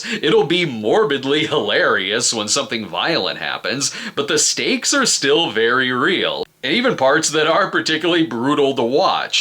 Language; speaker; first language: English; native; English